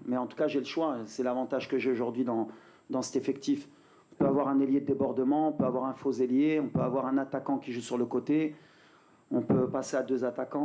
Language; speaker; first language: French; native; French